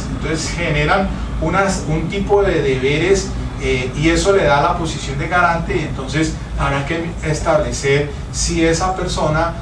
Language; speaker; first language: Spanish; native; Spanish